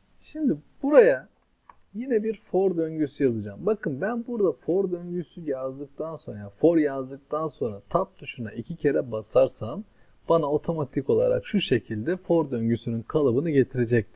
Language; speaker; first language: Turkish; native; Turkish